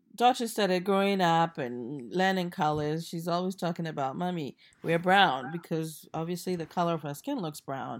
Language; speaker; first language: English; non-native, local second language; Akan